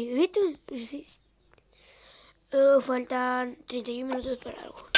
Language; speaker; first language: Spanish; native; Spanish